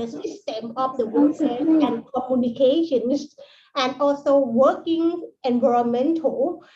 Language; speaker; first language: English; non-native, learner; Thai